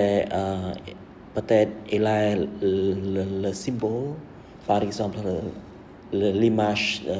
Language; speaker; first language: French; non-native, learner; Khmer